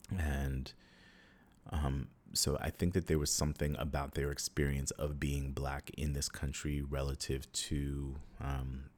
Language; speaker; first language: English; native; English